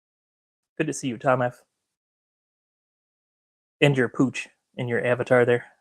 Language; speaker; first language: English; native; English